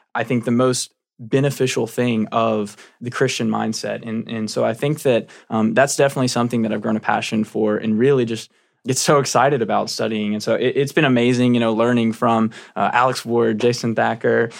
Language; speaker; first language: English; native; English